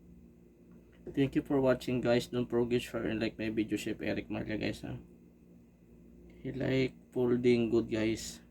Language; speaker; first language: English; non-native, local second language; Filipino